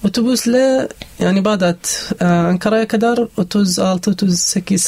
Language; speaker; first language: Turkish; non-native, learner; Arabic